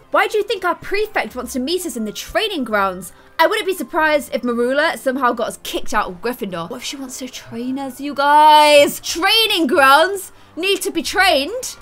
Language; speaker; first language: English; native; English